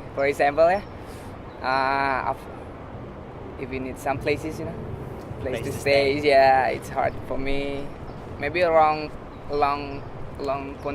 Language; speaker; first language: English; non-native, learner; Indonesian